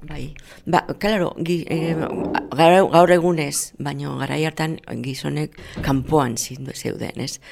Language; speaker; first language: Basque; non-native, local second language; Spanish